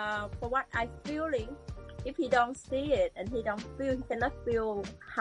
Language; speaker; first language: English; non-native, learner; Vietnamese